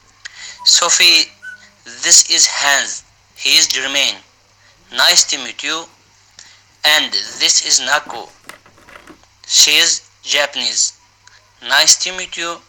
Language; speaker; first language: English; non-native, learner; Uyghur